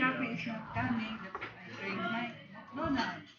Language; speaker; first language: English; non-native, learner; Filipino